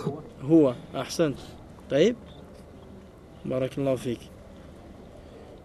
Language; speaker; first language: Arabic; non-native, fluent; French